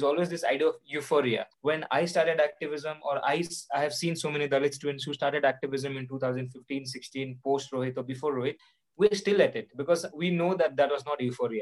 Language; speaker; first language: English; non-native, local second language; Odia